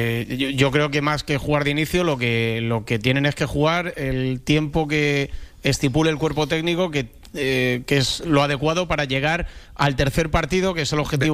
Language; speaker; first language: Spanish; native; Spanish